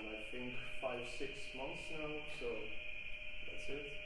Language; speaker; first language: English; non-native, fluent; Dutch